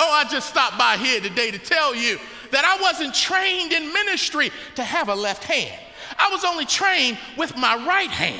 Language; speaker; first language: English; native; English